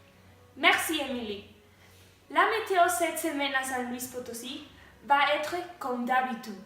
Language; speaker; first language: French; non-native, learner; Spanish